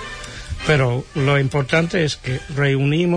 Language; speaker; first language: Spanish; non-native, fluent; English